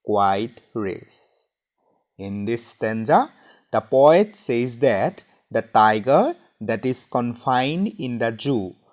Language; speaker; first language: English; non-native, local second language; Assamese